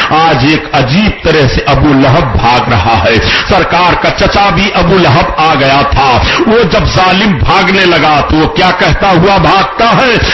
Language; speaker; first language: Urdu; native; Urdu